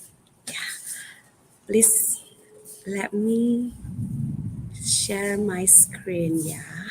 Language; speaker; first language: English; non-native, fluent; Indonesian